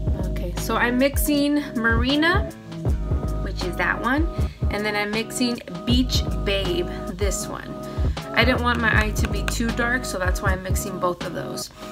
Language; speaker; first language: English; early bilingual, other home language; Spanish